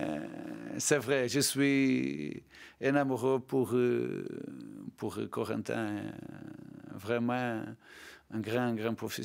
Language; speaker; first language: French; non-native, learner; Portuguese